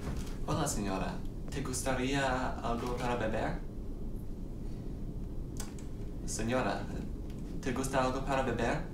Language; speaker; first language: Spanish; non-native, learner; English